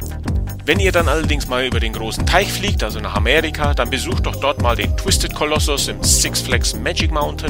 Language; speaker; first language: German; native; German